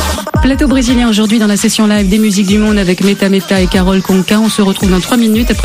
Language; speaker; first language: French; native; French